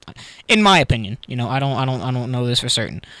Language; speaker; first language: English; native; English